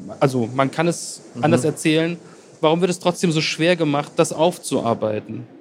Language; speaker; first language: German; native; German